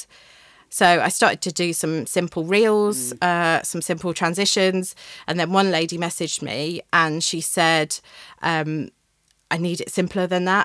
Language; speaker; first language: English; native; English